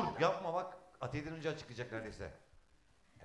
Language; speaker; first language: Turkish; native; Turkish